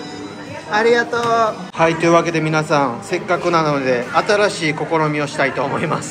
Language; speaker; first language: Japanese; native; Japanese